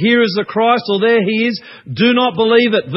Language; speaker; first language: English; native; English